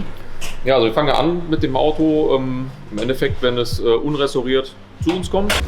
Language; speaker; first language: German; native; German